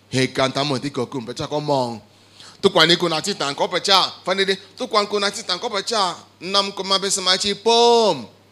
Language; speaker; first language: Thai; non-native, fluent; Igbo